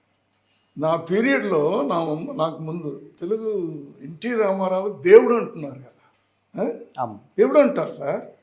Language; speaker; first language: Telugu; non-native, learner; Tamil